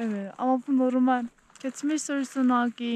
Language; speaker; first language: Turkish; non-native, learner; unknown